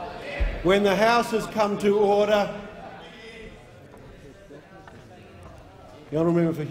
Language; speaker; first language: English; native; English